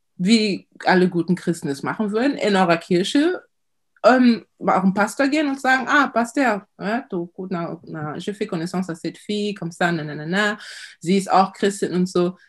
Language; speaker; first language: German; early bilingual, other home language; Lingala